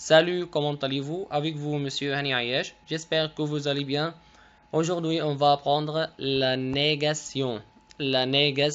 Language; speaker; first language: French; non-native, fluent; Arabic